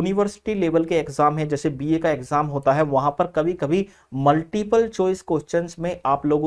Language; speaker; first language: Hindi; native; Hindi